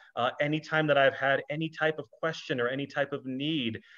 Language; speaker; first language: English; native; English